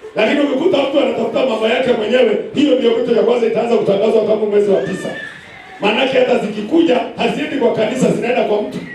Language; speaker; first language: Swahili; non-native, local second language; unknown